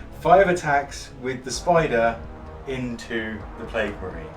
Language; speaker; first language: English; native; English